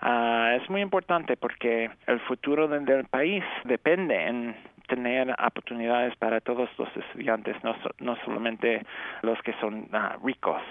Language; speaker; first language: Spanish; non-native, fluent; English